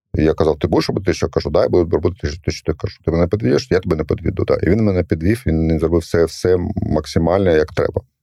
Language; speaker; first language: Ukrainian; non-native, local second language; Russian